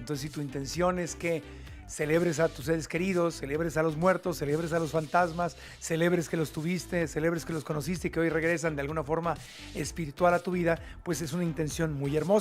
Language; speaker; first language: Spanish; native; Spanish